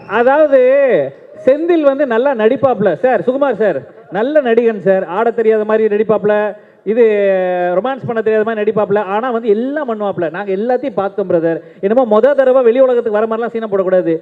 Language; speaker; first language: Tamil; native; Tamil